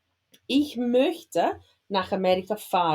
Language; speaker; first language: German; non-native, fluent; English